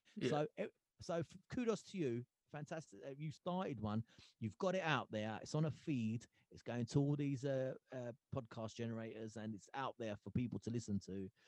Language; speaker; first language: English; early bilingual, other home language; Punjabi